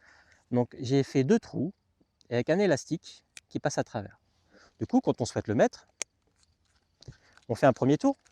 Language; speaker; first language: French; native; French